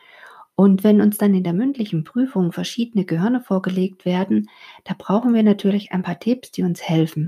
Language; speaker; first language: German; native; German